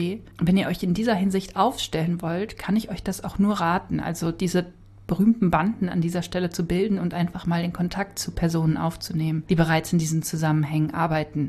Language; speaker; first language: German; native; German